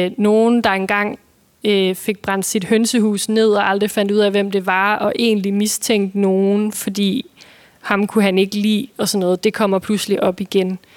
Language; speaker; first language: Danish; native; Danish